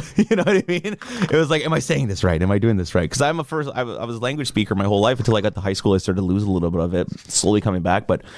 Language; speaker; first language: English; native; English